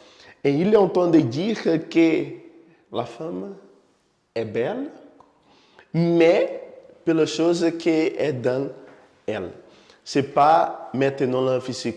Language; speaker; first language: French; non-native, fluent; Portuguese